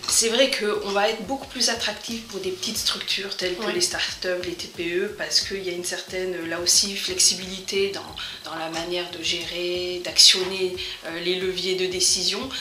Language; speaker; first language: French; native; French